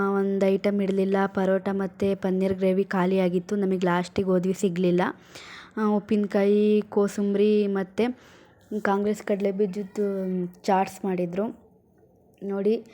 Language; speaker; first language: Kannada; non-native, local second language; Lambadi